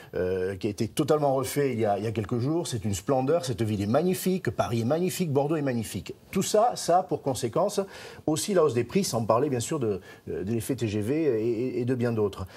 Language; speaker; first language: French; native; French